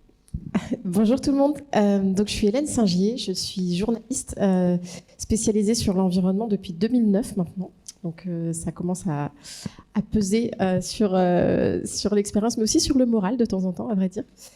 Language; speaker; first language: French; native; French